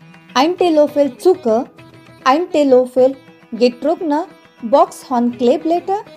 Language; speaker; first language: German; non-native, learner; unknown